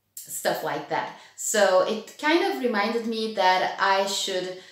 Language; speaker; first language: English; non-native, fluent; Dutch